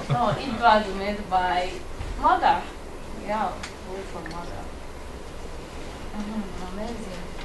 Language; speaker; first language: English; non-native, learner; Japanese